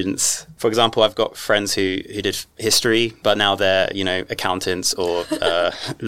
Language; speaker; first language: English; native; English